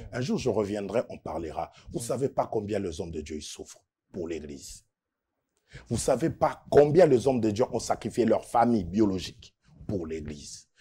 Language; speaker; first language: French; non-native, local second language; Lingala